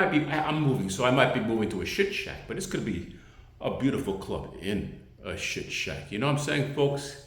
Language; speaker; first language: English; native; English